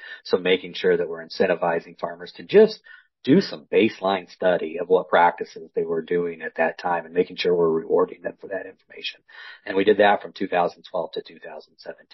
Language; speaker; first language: English; native; English